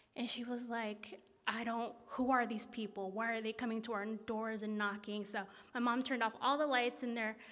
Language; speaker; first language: English; native; English